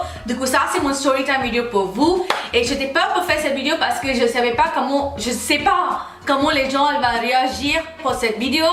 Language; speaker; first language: French; non-native, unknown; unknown